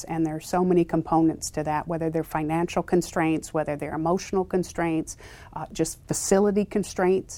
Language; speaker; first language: English; native; English